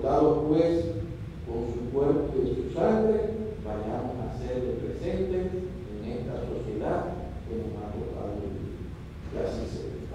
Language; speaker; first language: Spanish; native; Spanish